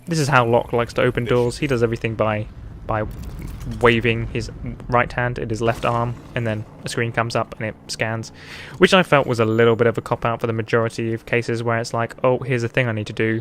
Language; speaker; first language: English; native; English